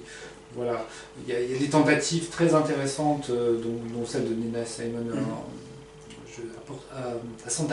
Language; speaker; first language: French; native; French